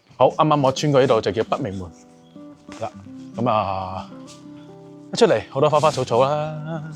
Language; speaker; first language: Cantonese; native; Cantonese